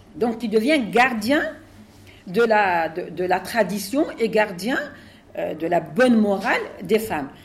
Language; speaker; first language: French; non-native, local second language; Arabic